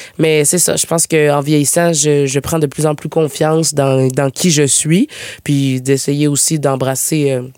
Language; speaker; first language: French; native; French